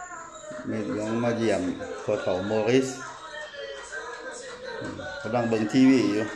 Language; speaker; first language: French; non-native, learner; Thai